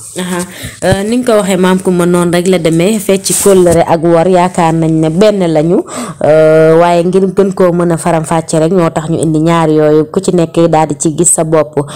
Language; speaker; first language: Wolof; native; Wolof